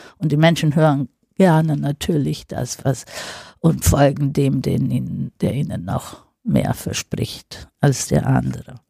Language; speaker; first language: German; non-native, fluent; Greek